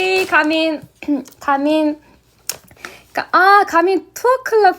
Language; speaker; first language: English; non-native, learner; Korean